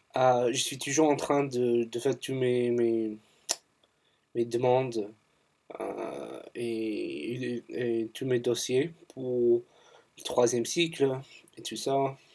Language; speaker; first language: French; non-native, fluent; English